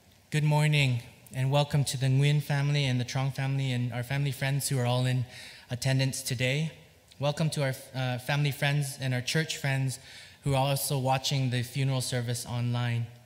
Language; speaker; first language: English; early bilingual, other home language; Vietnamese